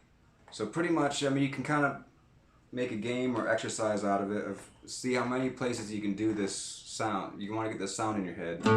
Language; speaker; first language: English; native; English